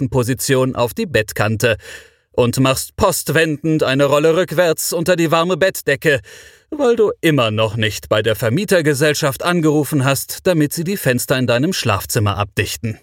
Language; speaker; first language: German; native; German